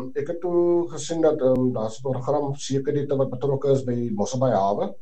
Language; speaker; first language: Afrikaans; native; Afrikaans